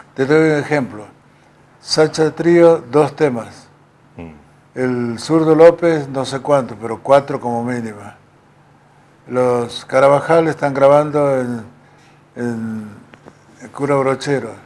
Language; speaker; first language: Spanish; native; Spanish